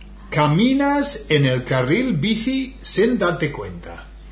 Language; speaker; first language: Spanish; non-native, fluent; English